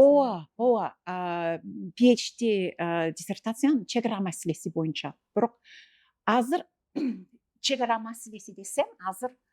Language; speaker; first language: Kyrgyz; non-native, fluent; English